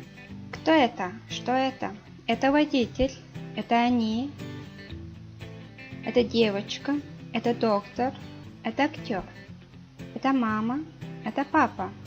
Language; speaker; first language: Russian; non-native, learner; Mongolian